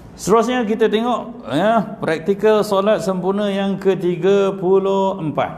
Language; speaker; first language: Malay; native; Malay